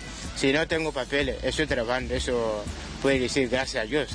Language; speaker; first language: Spanish; non-native, learner; Wolof